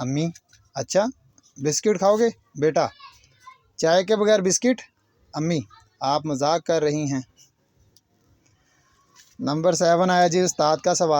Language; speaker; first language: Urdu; non-native, local second language; Punjabi